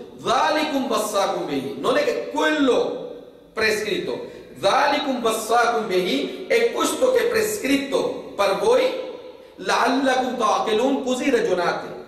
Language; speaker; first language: Italian; non-native, fluent; Urdu